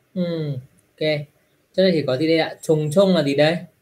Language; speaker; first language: Korean; non-native, fluent; Vietnamese